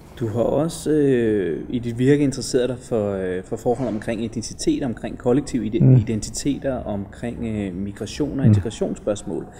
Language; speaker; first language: Danish; native; Danish